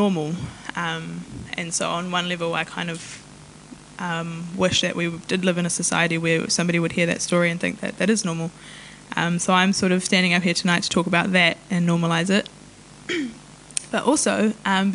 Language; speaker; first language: English; non-native, local second language; Māori